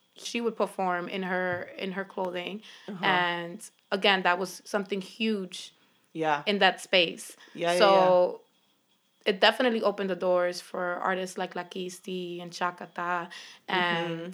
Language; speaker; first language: English; native; English